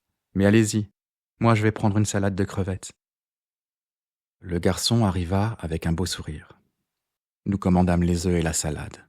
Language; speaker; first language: French; native; French